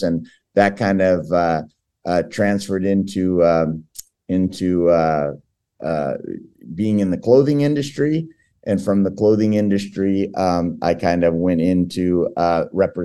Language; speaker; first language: English; early bilingual, other home language; Portuguese